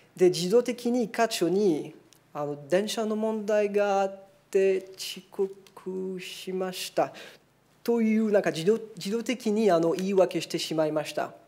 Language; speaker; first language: Japanese; non-native, fluent; French